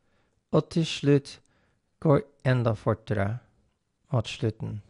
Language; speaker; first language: Norwegian; non-native, fluent; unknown